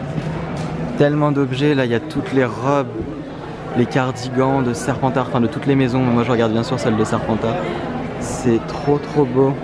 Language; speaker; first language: French; native; French